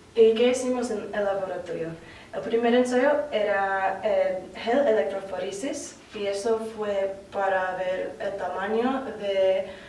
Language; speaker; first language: Spanish; non-native, fluent; English